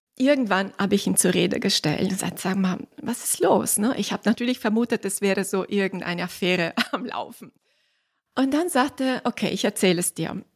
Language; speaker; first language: German; non-native, fluent; Italian